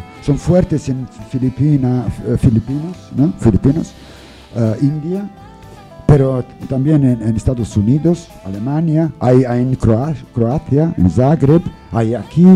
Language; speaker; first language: Spanish; non-native, learner; English